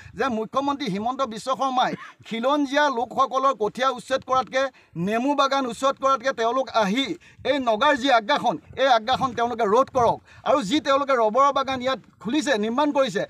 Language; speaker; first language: Assamese; native; Assamese